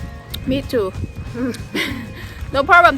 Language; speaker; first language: English; non-native, learner; Thai